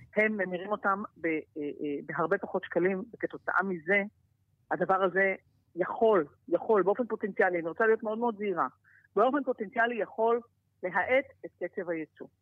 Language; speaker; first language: Hebrew; native; Hebrew